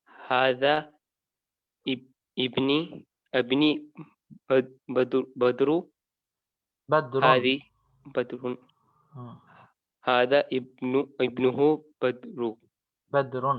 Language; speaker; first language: Arabic; non-native, learner; Urdu